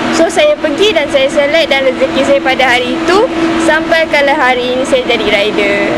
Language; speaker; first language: Malay; native; Malay